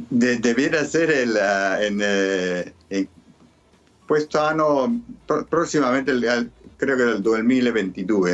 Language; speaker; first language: Italian; early bilingual, heritage; Spanish